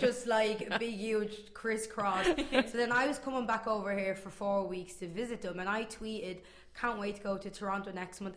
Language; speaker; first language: English; native; English